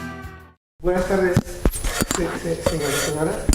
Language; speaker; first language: Spanish; non-native, learner; French